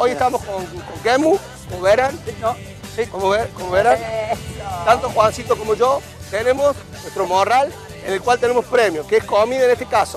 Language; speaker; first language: Spanish; native; Spanish